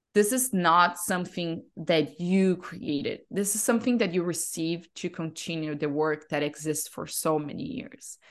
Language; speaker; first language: English; non-native, fluent; Portuguese